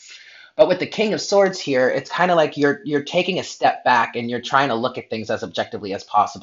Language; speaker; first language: English; native; English